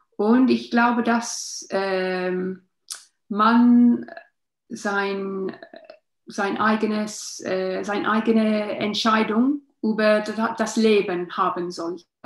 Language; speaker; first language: German; non-native, learner; English